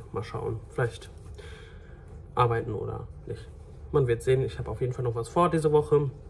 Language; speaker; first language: German; native; German